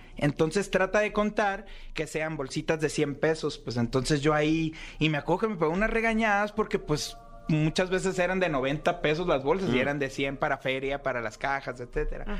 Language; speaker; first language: Spanish; native; Spanish